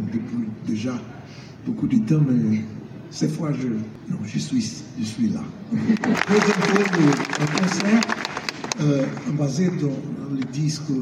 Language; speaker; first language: French; non-native, learner; Portuguese